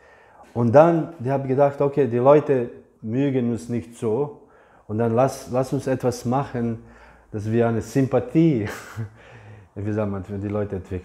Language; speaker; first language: German; non-native, fluent; English